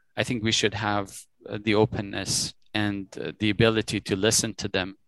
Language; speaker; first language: English; early bilingual, other home language; Persian